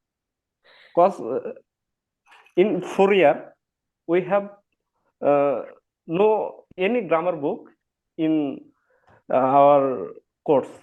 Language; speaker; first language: English; non-native, learner; Bangla